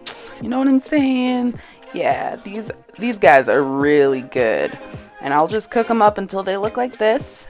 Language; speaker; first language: English; native; English